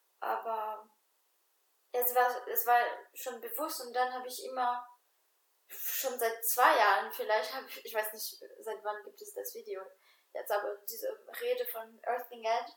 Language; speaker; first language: German; non-native, fluent; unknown